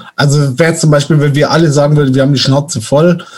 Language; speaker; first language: German; native; German